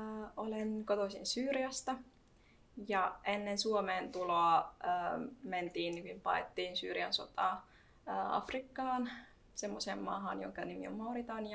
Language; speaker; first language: Finnish; non-native, fluent; Arabic